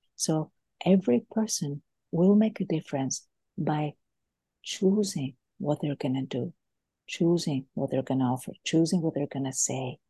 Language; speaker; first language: English; non-native, fluent; Greek